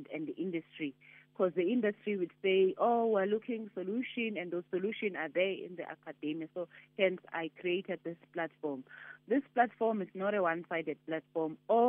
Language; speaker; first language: English; non-native, local second language; Zulu